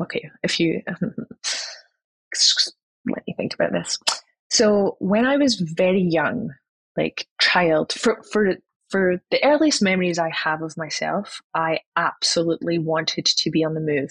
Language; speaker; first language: English; native; English